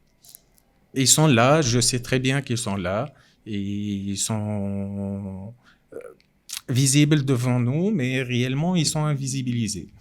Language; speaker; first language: French; non-native, local second language; Arabic